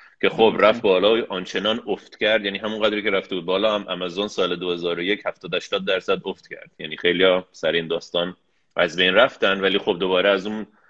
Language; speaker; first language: Persian; early bilingual, heritage; Persian